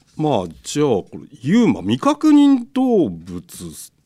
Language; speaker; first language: Japanese; native; Japanese